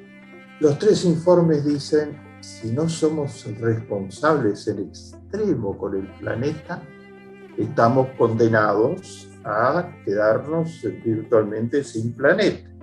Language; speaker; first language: Spanish; native; Spanish